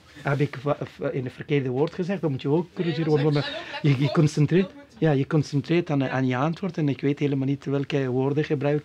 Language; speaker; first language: Dutch; non-native, learner; Persian